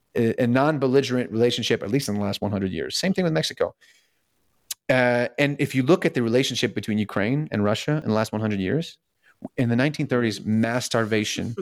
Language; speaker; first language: English; early bilingual, other home language; Russian